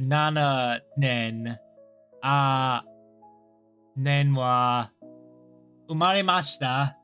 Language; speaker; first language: Japanese; non-native, learner; English